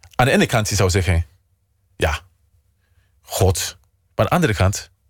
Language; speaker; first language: Dutch; non-native, fluent; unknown